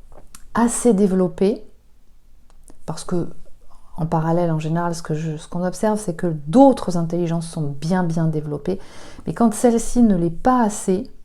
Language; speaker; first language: French; native; French